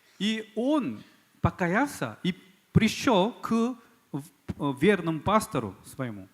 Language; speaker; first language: Russian; non-native, fluent; Korean